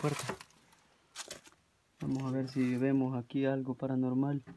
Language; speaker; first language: Spanish; native; Spanish